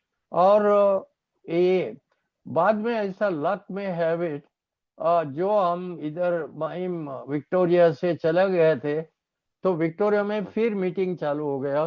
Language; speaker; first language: Hindi; non-native, local second language; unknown